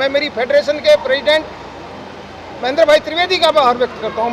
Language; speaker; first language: Hindi; native; Hindi